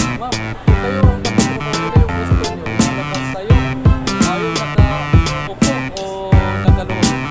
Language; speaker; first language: Filipino; non-native, local second language; Cebuano